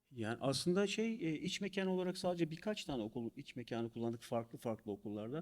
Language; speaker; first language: Turkish; native; Turkish